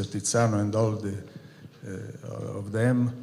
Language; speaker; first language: English; non-native, fluent; Italian